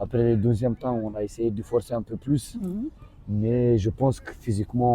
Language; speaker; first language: French; non-native, learner; Romanian